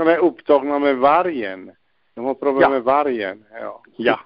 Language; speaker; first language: Swedish; non-native, fluent; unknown